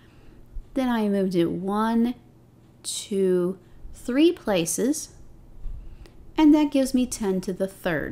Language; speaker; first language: English; native; English